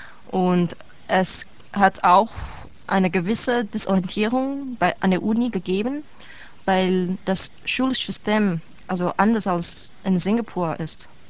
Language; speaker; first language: German; non-native, fluent; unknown